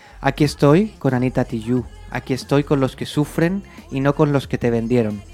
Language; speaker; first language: Spanish; native; Spanish